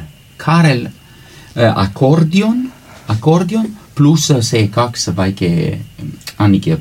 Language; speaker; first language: Estonian; non-native, learner; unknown